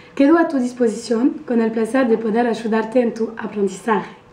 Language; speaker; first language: Spanish; non-native, fluent; French